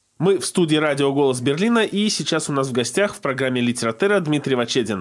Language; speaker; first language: Russian; native; Russian